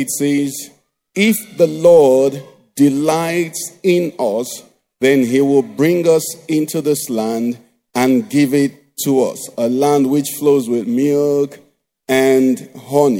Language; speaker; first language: English; non-native, local second language; Igbo